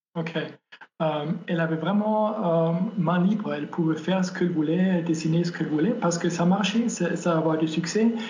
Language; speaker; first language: French; non-native, fluent; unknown